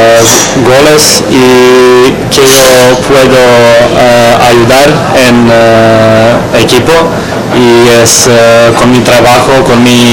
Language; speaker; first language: Spanish; non-native, learner; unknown